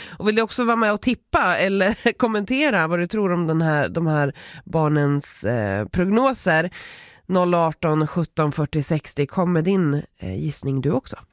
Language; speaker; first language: Swedish; native; Swedish